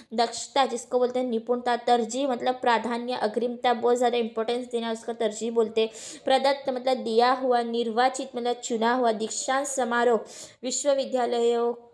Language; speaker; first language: Hindi; non-native, local second language; Gujarati